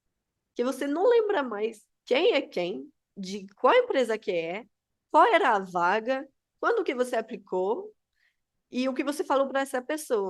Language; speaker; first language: Portuguese; non-native, fluent; Spanish